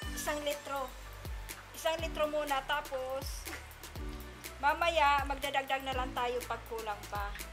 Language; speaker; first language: Filipino; non-native, local second language; Waray